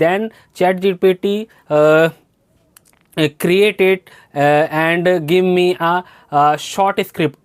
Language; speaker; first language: English; non-native, learner; Hindi